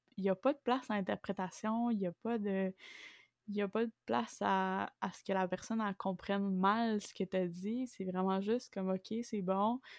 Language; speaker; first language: French; early bilingual, other home language; Spanish